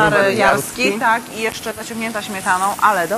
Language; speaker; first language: Polish; native; Polish